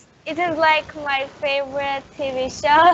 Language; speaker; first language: English; non-native, learner; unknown